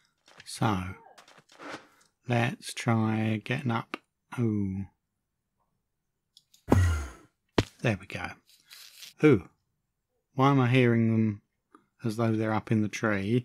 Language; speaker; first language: English; native; English